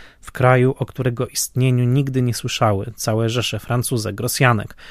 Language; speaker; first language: Polish; native; Polish